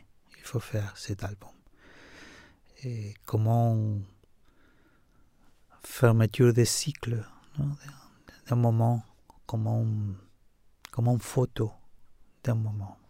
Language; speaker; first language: French; non-native, fluent; Spanish